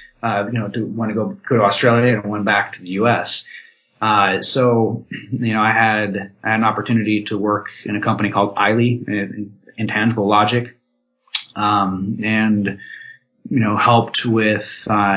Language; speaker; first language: English; native; English